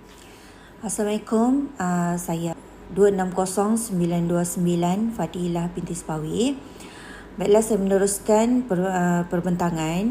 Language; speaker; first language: Malay; native; Malay